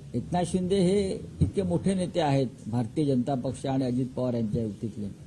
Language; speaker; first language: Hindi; non-native, local second language; Marathi